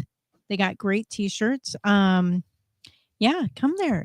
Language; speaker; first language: English; native; English